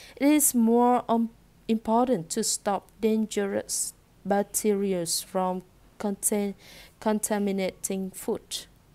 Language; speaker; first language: English; non-native, fluent; Vietnamese